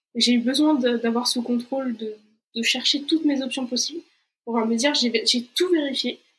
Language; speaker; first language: French; non-native, fluent; Portuguese